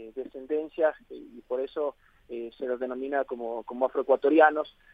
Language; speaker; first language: Spanish; native; Spanish